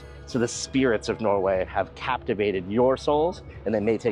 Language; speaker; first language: English; native; English